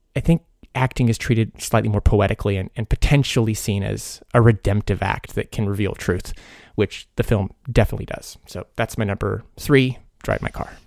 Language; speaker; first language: English; early bilingual, other home language; Hungarian